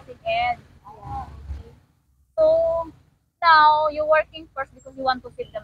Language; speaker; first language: English; non-native, learner; Cebuano